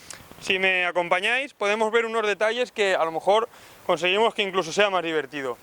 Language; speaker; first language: Spanish; native; Spanish